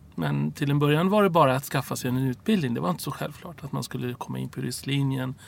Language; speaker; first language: Swedish; early bilingual, other home language; Arabic